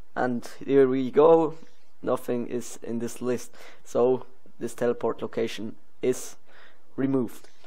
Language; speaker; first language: English; non-native, learner; Swiss German